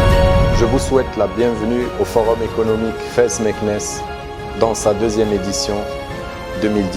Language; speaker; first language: French; non-native, local second language; Arabic